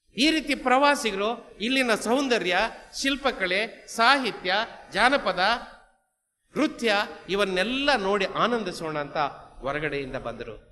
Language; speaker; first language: Kannada; non-native, local second language; Telugu